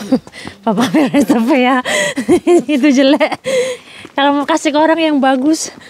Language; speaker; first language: Indonesian; native; Indonesian